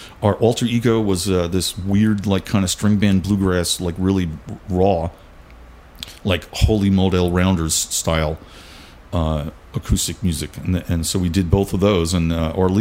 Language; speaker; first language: English; native; English